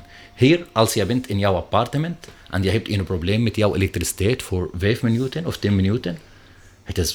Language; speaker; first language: Dutch; non-native, learner; Arabic